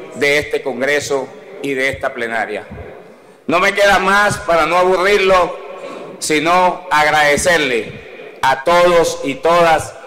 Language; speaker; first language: Spanish; native; Spanish